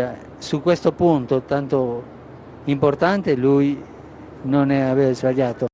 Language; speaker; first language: Italian; non-native, fluent; Spanish